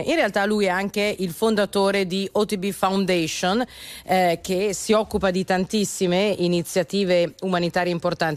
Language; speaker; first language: Italian; native; Italian